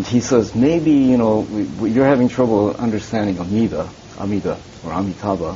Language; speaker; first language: English; early bilingual, other home language; Japanese